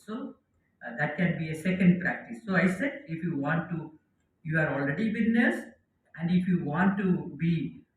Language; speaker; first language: English; non-native, local second language; Malayalam